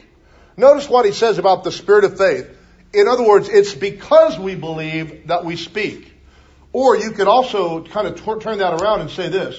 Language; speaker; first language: English; native; English